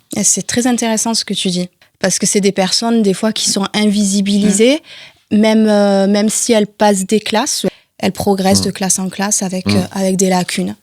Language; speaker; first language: French; native; French